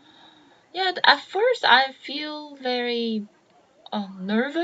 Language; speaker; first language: English; non-native, learner; Korean